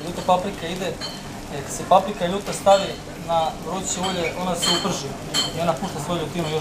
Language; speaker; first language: Serbian; native; Serbian